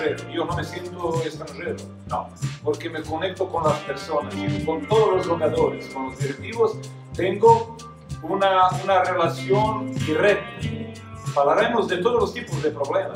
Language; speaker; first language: Spanish; non-native, fluent; Serbian